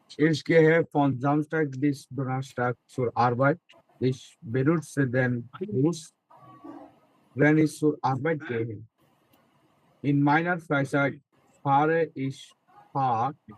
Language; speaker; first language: German; non-native, learner; Bangla